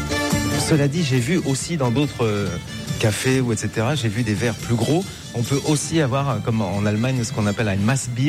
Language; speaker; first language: French; native; French